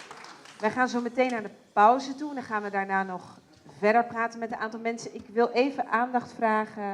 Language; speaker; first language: Dutch; native; Dutch